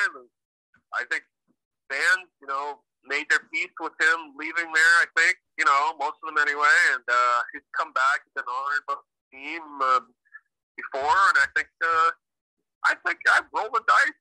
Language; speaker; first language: English; native; English